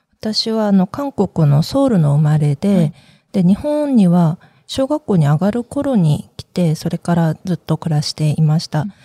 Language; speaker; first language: Japanese; early bilingual, other home language; Korean